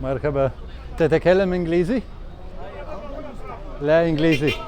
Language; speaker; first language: Arabic; non-native, learner; Latvian